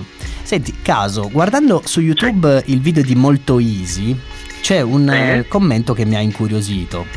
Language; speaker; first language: Italian; native; Italian